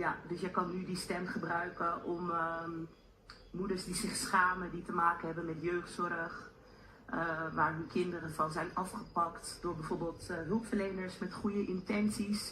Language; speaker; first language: Dutch; native; Dutch